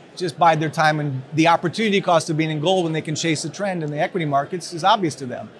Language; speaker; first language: English; native; English